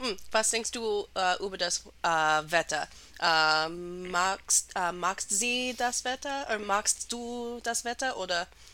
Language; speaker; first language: German; non-native, learner; English